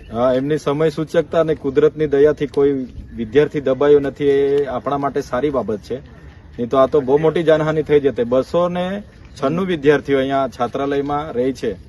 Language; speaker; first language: Gujarati; non-native, local second language; Vasavi